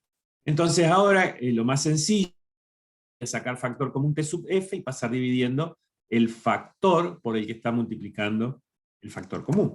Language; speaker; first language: Spanish; native; Spanish